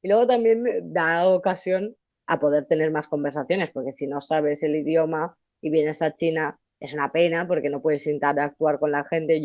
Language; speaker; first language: Spanish; native; Spanish